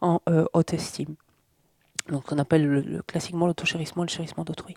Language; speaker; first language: French; native; French